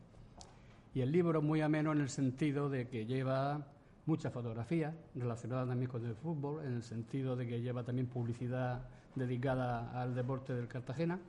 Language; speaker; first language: Spanish; native; Spanish